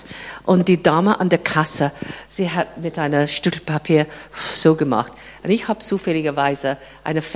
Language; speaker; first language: German; non-native, fluent; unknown